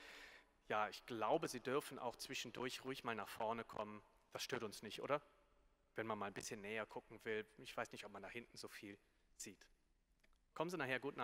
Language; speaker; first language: German; native; German